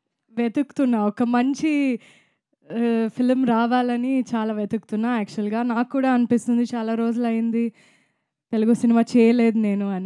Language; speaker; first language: Telugu; non-native, local second language; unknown